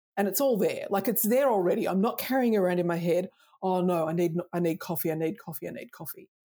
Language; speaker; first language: English; native; English